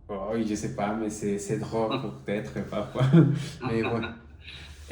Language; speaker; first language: French; non-native, learner; Spanish